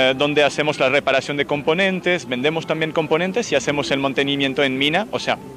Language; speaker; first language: Spanish; non-native, fluent; French